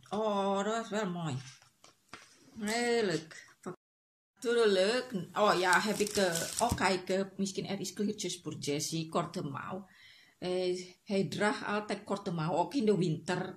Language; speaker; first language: Dutch; non-native, learner; Indonesian